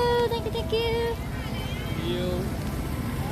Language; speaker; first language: English; non-native, learner; Chinese